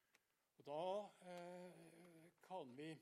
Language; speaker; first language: Norwegian; non-native, fluent; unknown